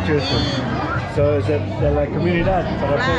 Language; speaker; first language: Spanish; non-native, learner; English